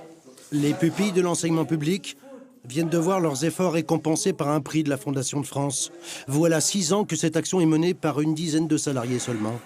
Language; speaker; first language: French; native; French